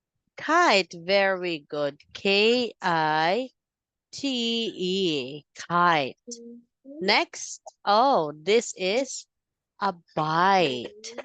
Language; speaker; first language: English; non-native, fluent; Filipino